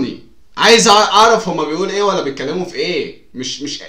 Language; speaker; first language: Arabic; native; Arabic